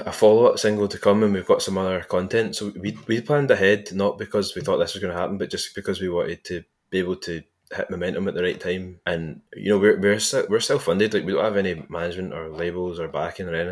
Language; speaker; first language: English; native; English